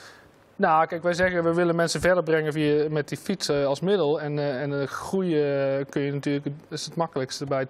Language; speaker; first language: Dutch; native; Dutch